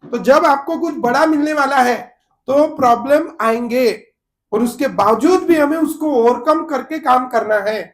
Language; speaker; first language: Hindi; non-native, local second language; Marathi